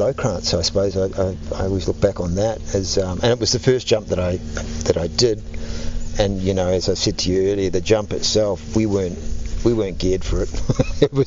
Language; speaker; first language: English; native; English